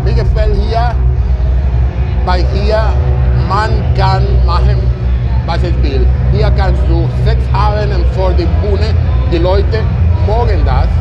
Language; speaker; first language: German; non-native, fluent; Italian